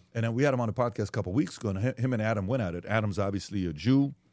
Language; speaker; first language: English; early bilingual, other home language; Persian